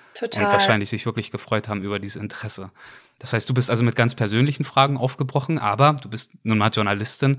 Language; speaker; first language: German; native; German